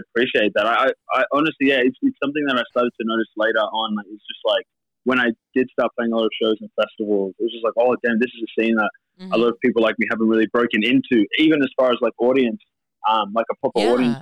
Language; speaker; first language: English; native; English